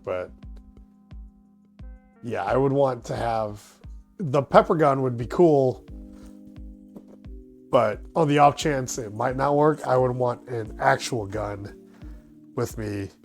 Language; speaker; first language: English; native; English